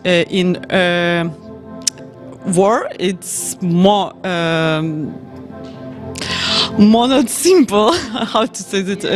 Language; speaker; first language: English; non-native, learner; Ukrainian